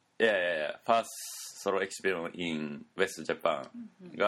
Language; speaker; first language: English; non-native, learner; Japanese